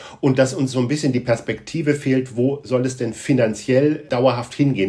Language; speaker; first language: German; native; German